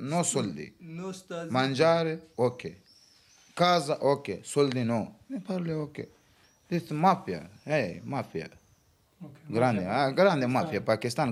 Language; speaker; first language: Italian; non-native, learner; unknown